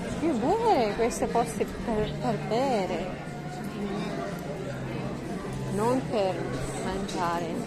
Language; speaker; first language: Italian; non-native, learner; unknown